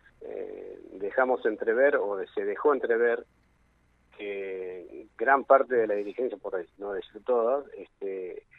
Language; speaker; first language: Spanish; native; Spanish